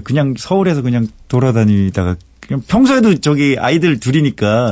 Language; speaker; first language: Korean; native; Korean